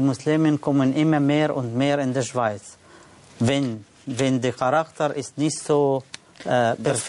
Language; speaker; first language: German; non-native, learner; Arabic